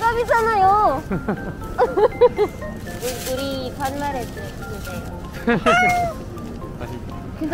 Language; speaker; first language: Korean; non-native, learner; Filipino